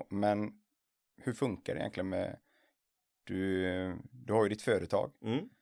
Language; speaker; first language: Swedish; native; Swedish